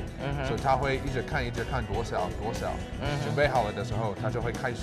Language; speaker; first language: Chinese; non-native, fluent; English